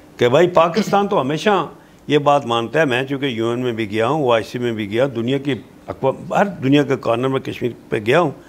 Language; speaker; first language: Urdu; non-native, local second language; Pahari-Potwari